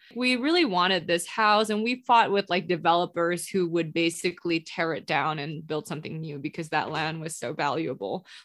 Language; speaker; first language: English; non-native, local second language; Indonesian